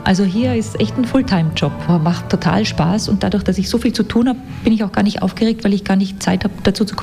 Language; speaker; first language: German; native; German